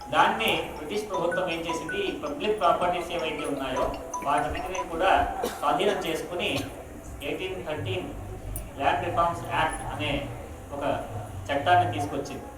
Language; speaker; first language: Telugu; non-native, local second language; Kannada